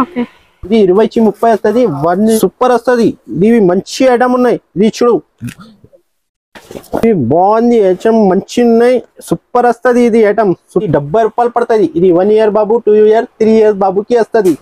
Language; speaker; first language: Telugu; non-native, local second language; Urdu